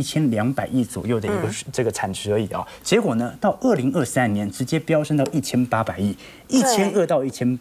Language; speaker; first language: Chinese; native; Chinese